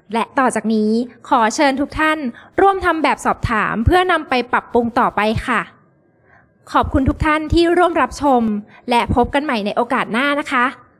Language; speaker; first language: Thai; native; Thai